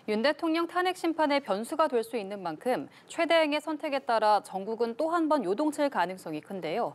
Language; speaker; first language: Korean; native; Korean